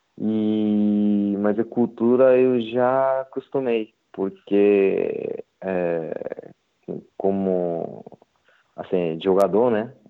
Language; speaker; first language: Portuguese; non-native, learner; Japanese